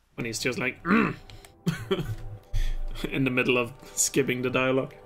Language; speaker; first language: English; non-native, fluent; Danish